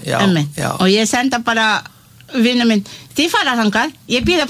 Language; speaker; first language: Icelandic; non-native, learner; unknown